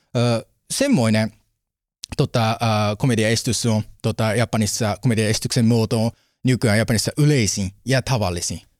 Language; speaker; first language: Finnish; non-native, learner; Japanese